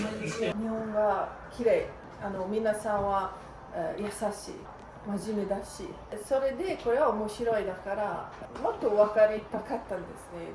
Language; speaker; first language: Japanese; non-native, learner; Italian